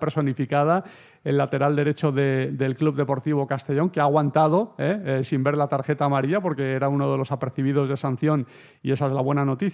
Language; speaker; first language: Spanish; native; Spanish